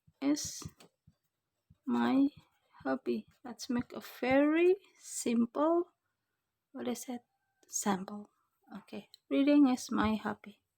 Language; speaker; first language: English; non-native, fluent; Indonesian